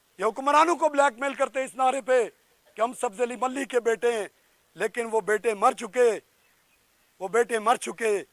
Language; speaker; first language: Urdu; non-native, local second language; Pahari-Potwari